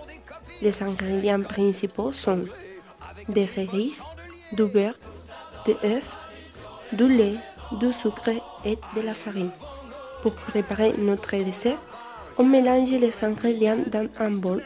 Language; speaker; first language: French; non-native, learner; Spanish